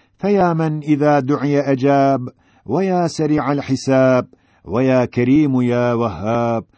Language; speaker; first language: Arabic; non-native, fluent; Turkish